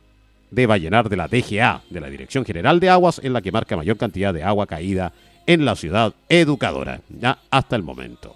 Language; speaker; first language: Spanish; native; Spanish